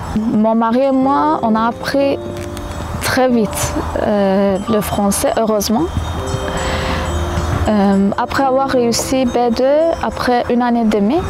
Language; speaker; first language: French; non-native, fluent; Kurdish